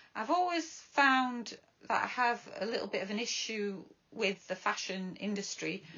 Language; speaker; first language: English; native; English